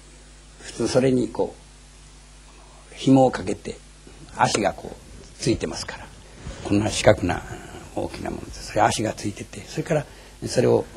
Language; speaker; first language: Japanese; native; Japanese